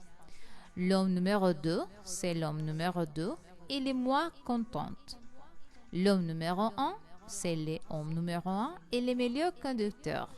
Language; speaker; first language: French; non-native, learner; Spanish